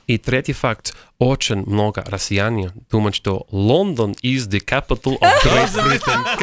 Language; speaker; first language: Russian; non-native, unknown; English